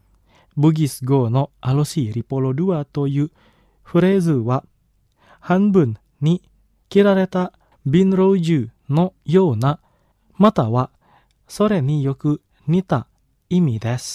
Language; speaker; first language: Japanese; non-native, fluent; Indonesian